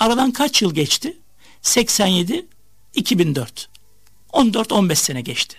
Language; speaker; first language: Turkish; native; Turkish